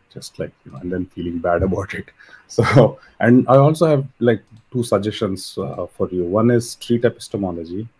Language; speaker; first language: Hindi; non-native, local second language; Telugu